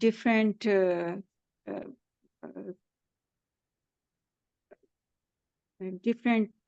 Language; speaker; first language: English; non-native, learner; Urdu